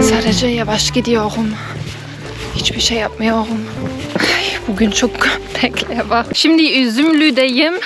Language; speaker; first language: Turkish; non-native, learner; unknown